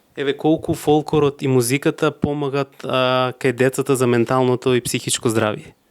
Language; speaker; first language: Macedonian; native; Macedonian